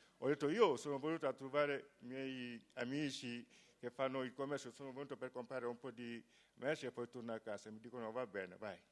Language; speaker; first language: Italian; non-native, fluent; Wolof